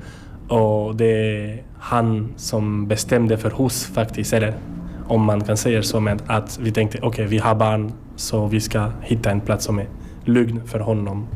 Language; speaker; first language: Swedish; non-native, learner; French